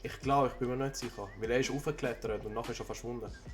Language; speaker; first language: German; native; German